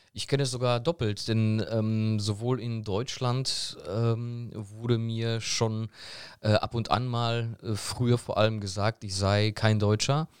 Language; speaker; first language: German; early bilingual, other home language; Polish